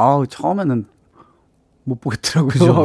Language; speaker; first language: Korean; native; Korean